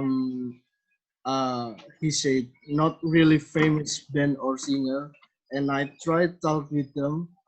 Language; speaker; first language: English; non-native, learner; Indonesian